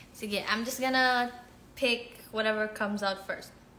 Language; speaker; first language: English; non-native, local second language; Filipino